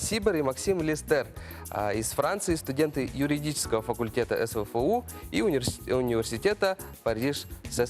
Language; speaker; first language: Russian; native; Russian